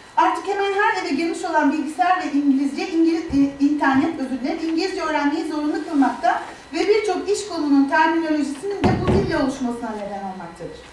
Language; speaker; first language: Turkish; native; Turkish